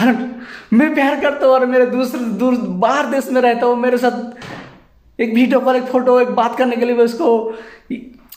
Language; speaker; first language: Hindi; non-native, local second language; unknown